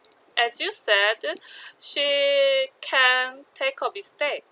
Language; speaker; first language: English; non-native, learner; Korean